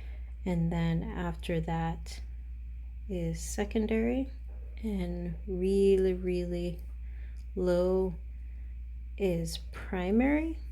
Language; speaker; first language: English; native; English